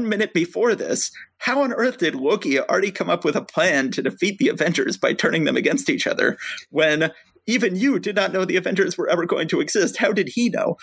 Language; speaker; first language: English; native; English